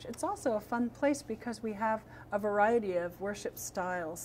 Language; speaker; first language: English; native; English